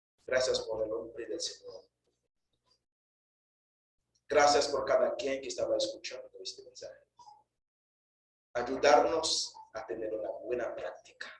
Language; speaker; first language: Spanish; non-native, fluent; Haitian Creole